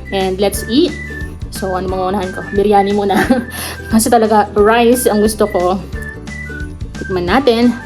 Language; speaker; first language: Filipino; native; Filipino